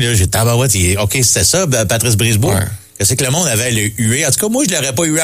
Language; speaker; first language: French; native; French